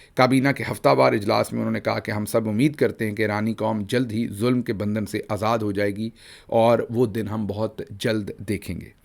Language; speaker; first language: Urdu; native; Urdu